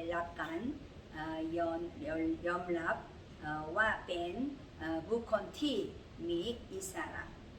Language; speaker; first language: Thai; non-native, learner; Korean